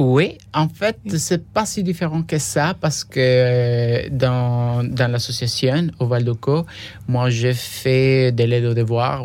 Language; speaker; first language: French; non-native, fluent; Spanish